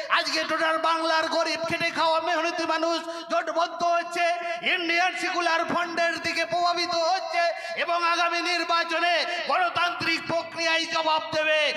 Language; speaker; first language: Bangla; non-native, local second language; Santali